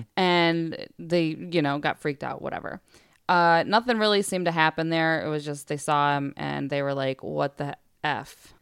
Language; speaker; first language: English; native; English